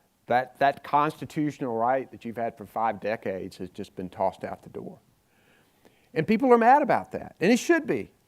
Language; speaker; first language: English; native; English